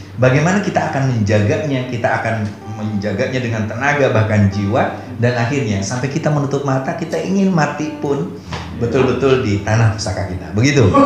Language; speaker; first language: Indonesian; non-native, local second language; Javanese